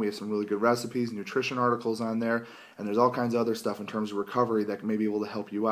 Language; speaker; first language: English; native; English